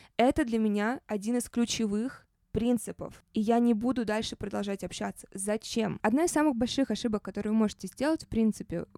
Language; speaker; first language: Russian; native; Russian